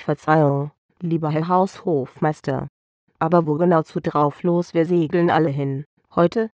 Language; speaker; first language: German; native; German